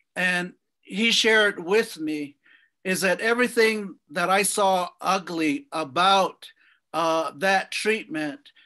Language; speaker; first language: English; native; English